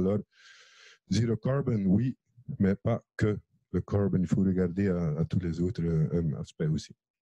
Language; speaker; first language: French; non-native, fluent; Dutch